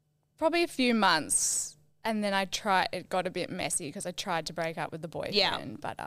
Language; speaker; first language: English; native; English